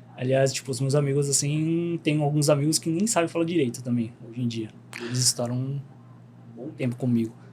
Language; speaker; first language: Portuguese; early bilingual, other home language; Korean